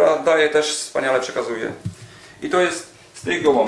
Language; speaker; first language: Polish; native; Polish